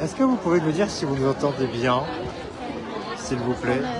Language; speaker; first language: French; native; French